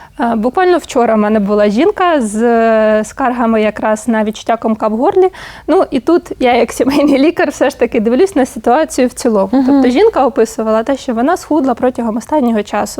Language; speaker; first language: Ukrainian; native; Ukrainian